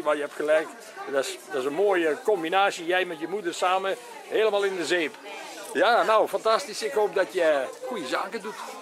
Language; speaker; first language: Dutch; native; Dutch